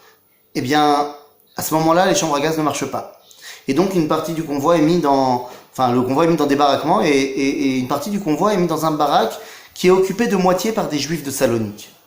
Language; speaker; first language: French; native; French